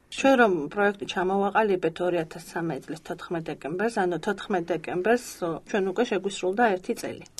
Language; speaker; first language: Georgian; native; Georgian